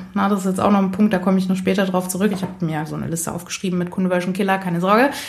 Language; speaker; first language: German; early bilingual, other home language; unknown